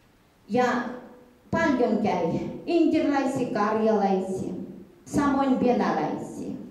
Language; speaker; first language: Finnish; early bilingual, heritage; Finnish